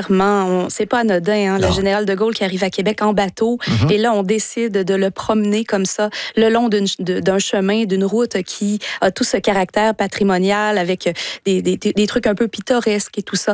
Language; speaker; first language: French; native; French